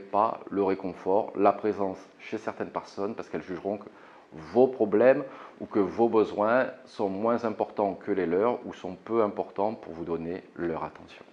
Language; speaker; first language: French; native; French